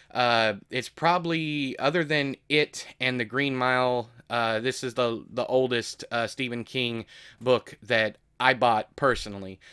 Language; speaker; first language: English; native; English